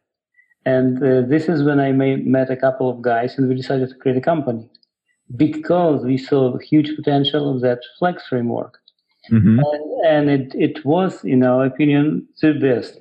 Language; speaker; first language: English; non-native, fluent; Ukrainian